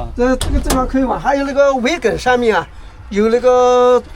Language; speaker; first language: Chinese; native; Chinese